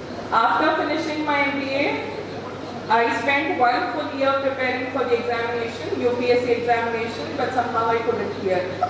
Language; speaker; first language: English; non-native, local second language; Telugu